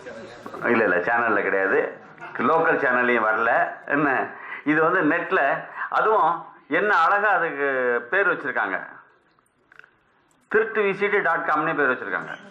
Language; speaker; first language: Tamil; native; Tamil